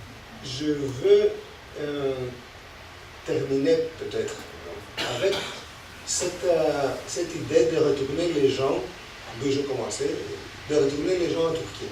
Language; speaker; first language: French; non-native, fluent; Greek